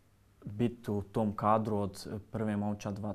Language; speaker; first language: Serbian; early bilingual, heritage; Croatian